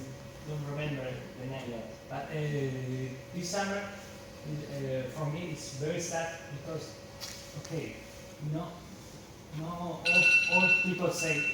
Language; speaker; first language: English; non-native, learner; Spanish